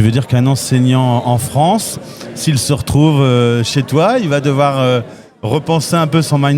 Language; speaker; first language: French; native; French